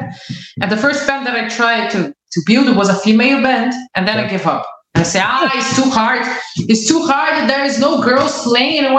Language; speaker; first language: English; non-native, learner; Portuguese